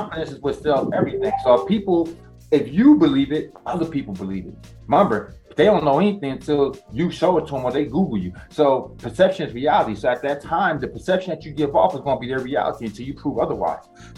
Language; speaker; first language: English; native; English